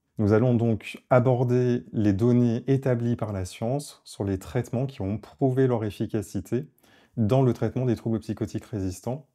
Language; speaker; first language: French; native; French